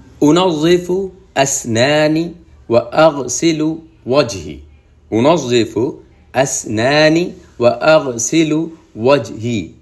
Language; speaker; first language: Arabic; non-native, fluent; Bangla